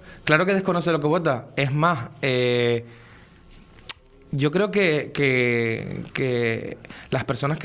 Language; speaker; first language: Spanish; native; Spanish